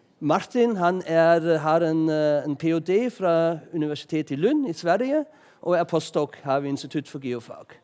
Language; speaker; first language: Norwegian; non-native, fluent; German